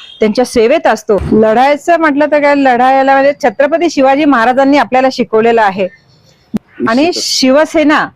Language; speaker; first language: Marathi; native; Marathi